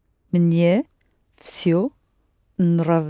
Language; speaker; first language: Russian; non-native, learner; English